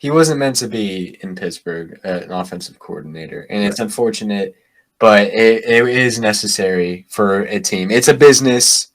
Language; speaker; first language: English; native; English